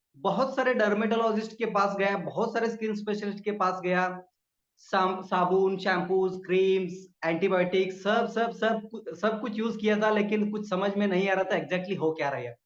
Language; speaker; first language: Hindi; non-native, local second language; Marathi